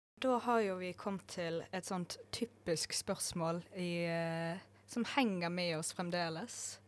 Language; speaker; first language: Norwegian; native; Norwegian